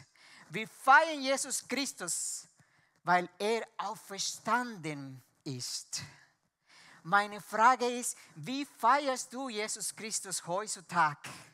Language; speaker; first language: German; non-native, fluent; Spanish